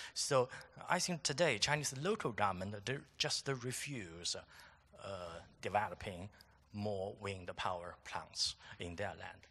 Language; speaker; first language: English; non-native, fluent; Chinese